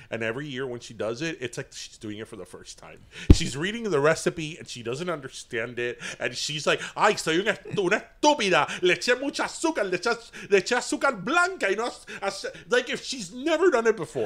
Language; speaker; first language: English; early bilingual, other home language; Spanish